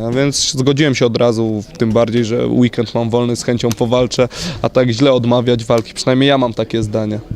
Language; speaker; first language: Polish; native; Polish